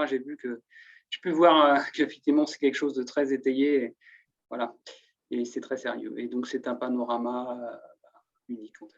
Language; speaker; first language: French; native; French